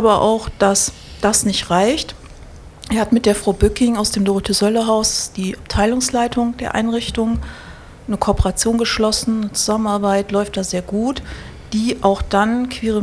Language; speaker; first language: German; native; German